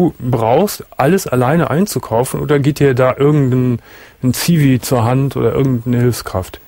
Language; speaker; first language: German; native; German